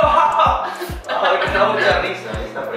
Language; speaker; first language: Spanish; non-native, fluent; Korean